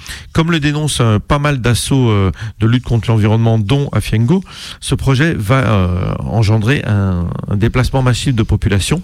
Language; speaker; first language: French; native; French